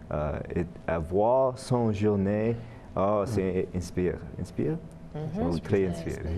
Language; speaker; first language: French; non-native, learner; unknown